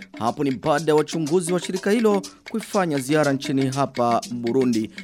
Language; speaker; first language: Swahili; non-native, local second language; Rundi